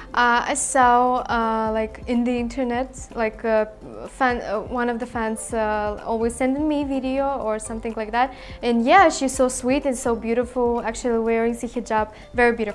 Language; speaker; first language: English; non-native, learner; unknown